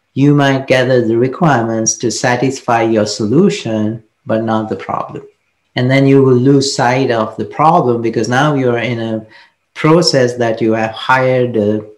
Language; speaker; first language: English; non-native, local second language; Sinhala